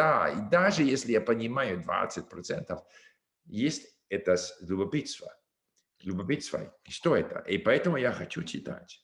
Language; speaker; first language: Russian; non-native, learner; English